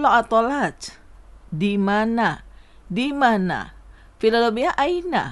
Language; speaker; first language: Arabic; non-native, fluent; Indonesian